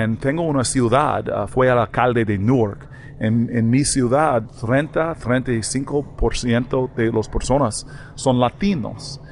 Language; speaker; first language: Spanish; non-native, learner; English